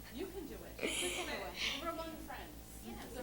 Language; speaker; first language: English; native; English